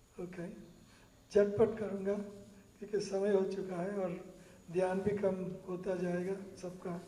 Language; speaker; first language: Hindi; non-native, learner; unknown